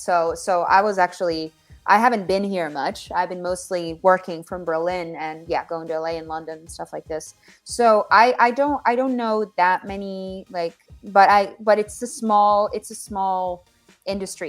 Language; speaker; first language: English; non-native, fluent; Finnish